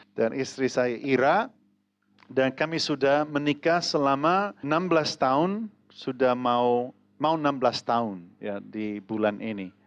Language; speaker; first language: Indonesian; non-native, fluent; English